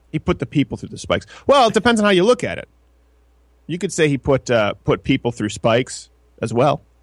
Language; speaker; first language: English; early bilingual, other home language; French